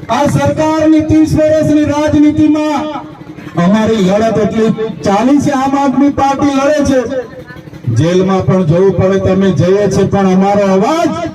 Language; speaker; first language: Gujarati; non-native, local second language; Vasavi